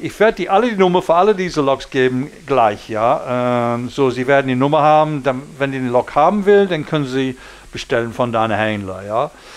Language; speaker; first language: German; non-native, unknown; English